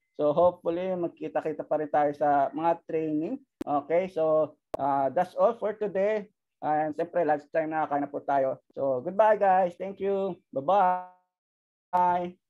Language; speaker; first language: Filipino; native; Filipino